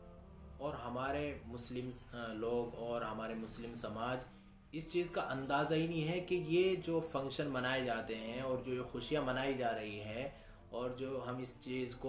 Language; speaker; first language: Urdu; native; Urdu